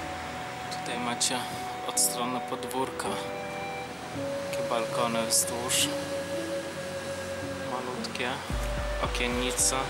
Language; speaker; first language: Polish; native; Polish